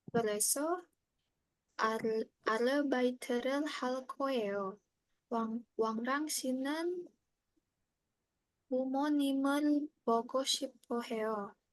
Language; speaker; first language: Korean; non-native, learner; Indonesian